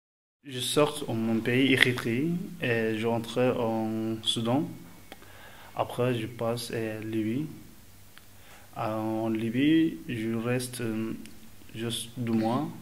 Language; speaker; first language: French; non-native, learner; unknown